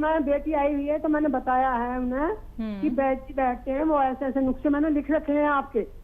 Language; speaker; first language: Hindi; native; Hindi